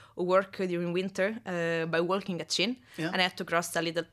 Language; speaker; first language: English; non-native, fluent; Italian